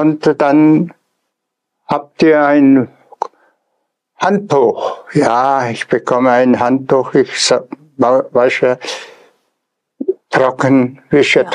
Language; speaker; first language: German; non-native, fluent; Tuvinian